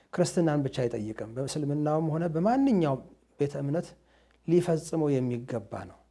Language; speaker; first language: Amharic; native; Amharic